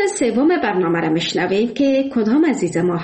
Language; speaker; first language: Persian; native; Persian